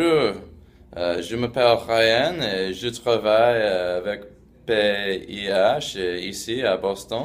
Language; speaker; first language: French; non-native, fluent; English